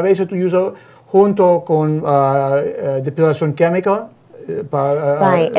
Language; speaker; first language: Spanish; non-native, learner; English